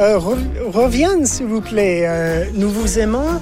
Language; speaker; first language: French; non-native, fluent; English